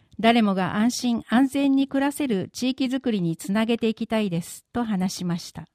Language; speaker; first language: Japanese; native; Japanese